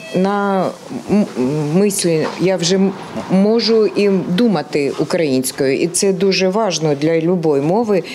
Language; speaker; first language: Ukrainian; non-native, local second language; Russian